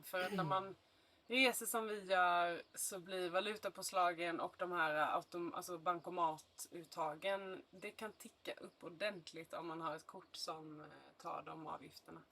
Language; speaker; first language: Swedish; native; Swedish